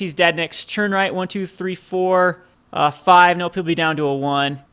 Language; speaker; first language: English; native; English